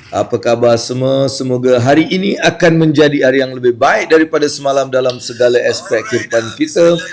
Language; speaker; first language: Malay; native; Malay